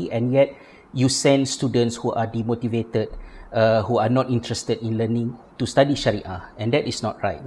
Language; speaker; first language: English; non-native, local second language; Malay